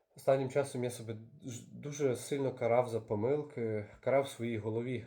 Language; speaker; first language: Ukrainian; native; Ukrainian